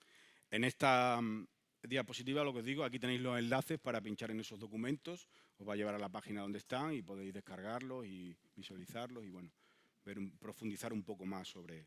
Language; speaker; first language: Spanish; native; Spanish